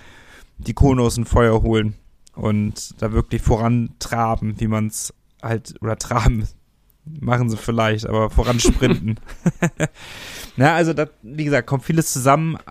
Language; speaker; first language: German; native; German